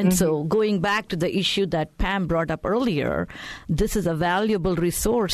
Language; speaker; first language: English; non-native, local second language; Tamil